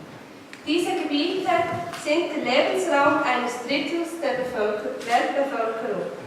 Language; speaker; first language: German; non-native, fluent; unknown